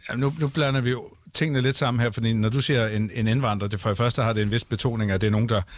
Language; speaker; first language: Danish; native; Danish